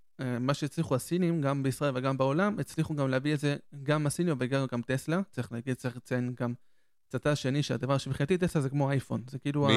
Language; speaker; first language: Hebrew; native; Hebrew